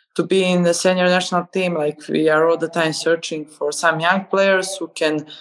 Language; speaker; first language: English; non-native, fluent; Serbian